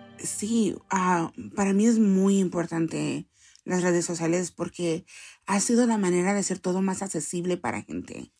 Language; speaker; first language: Spanish; early bilingual, heritage; Spanish